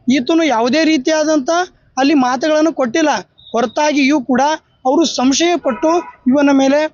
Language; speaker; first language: Kannada; non-native, local second language; Lambadi